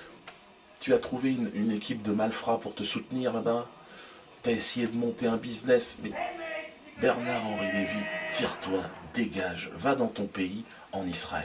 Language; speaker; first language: French; native; French